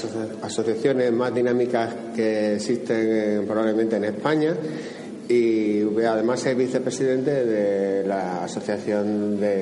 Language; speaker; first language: Spanish; native; Spanish